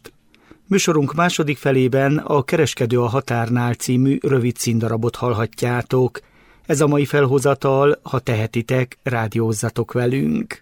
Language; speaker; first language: Hungarian; native; Hungarian